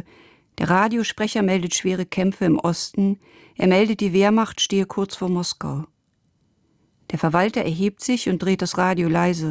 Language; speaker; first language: German; native; German